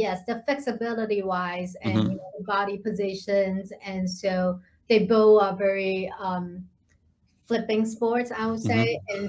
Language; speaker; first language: English; non-native, fluent; Chinese